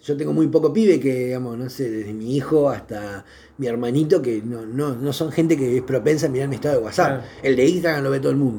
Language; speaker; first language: Spanish; native; Spanish